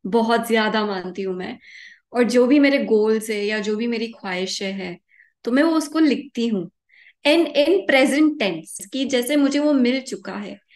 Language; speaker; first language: Hindi; early bilingual, heritage; Hindi